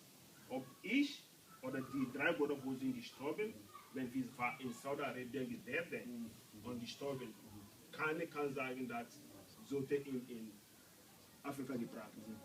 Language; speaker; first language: German; non-native, learner; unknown